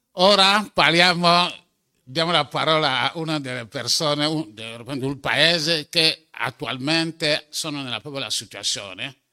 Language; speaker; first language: Italian; non-native, fluent; French